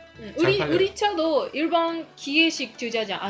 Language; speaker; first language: Korean; non-native, fluent; Japanese